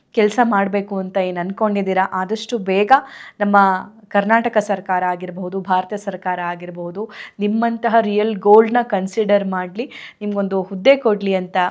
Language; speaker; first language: Kannada; native; Kannada